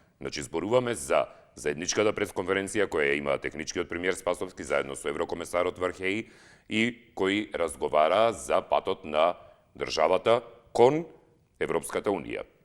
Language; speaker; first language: Macedonian; native; Macedonian